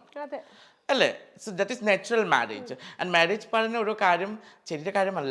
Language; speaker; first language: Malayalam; non-native, fluent; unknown